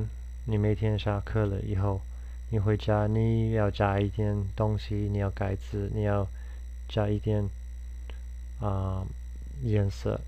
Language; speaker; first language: Chinese; non-native, fluent; English